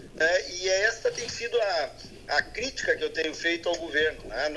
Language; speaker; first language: Portuguese; native; Portuguese